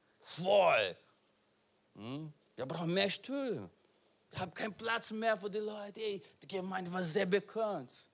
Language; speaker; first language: German; non-native, learner; Portuguese